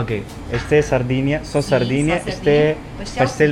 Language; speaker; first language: Portuguese; non-native, learner; Malayalam